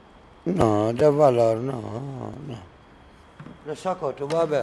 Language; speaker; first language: Spanish; non-native, learner; Arabic